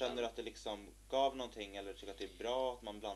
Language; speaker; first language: Swedish; native; Swedish